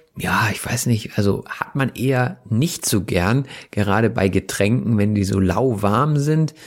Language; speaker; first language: German; native; German